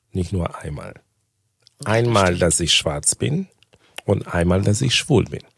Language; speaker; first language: German; non-native, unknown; Portuguese